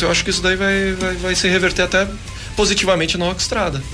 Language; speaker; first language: Portuguese; native; Portuguese